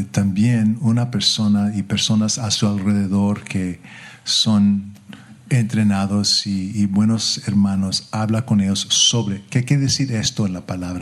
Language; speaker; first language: Spanish; early bilingual, heritage; English